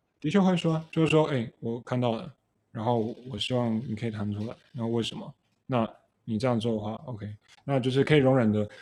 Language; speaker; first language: Chinese; early bilingual, heritage; Chinese